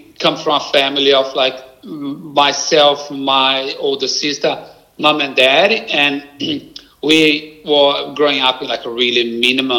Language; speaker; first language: English; non-native, fluent; Portuguese